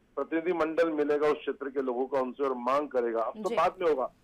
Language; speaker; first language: Hindi; native; Hindi